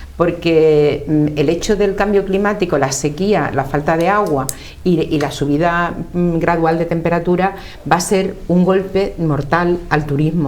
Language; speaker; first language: Spanish; native; Spanish